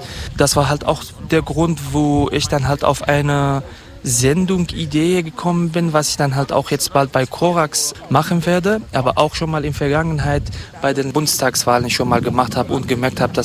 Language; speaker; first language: German; non-native, fluent; Kurdish